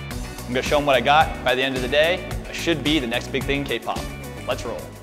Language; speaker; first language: English; native; English